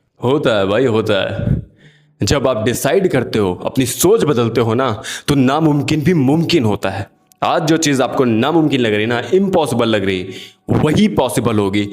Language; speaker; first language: Hindi; native; Hindi